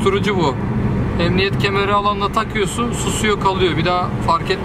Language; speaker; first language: Turkish; native; Turkish